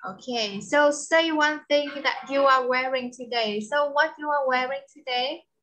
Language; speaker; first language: English; non-native, fluent; Vietnamese